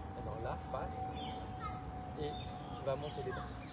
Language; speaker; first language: French; native; French